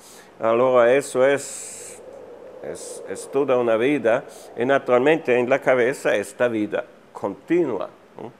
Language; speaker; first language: Spanish; non-native, fluent; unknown